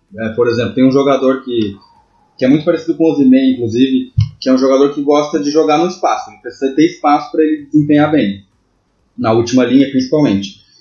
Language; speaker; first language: Portuguese; native; Portuguese